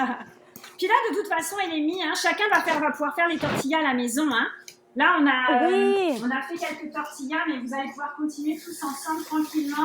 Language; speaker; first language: French; native; French